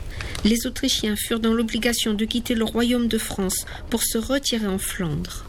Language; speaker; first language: French; native; French